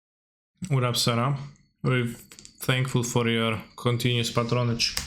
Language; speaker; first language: English; non-native, fluent; Polish